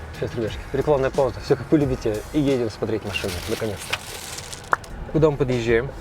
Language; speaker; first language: Russian; native; Russian